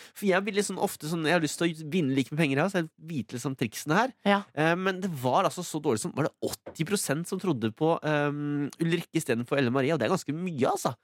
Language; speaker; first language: Norwegian; native; Norwegian